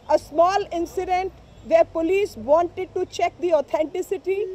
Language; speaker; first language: English; non-native, local second language; Hindi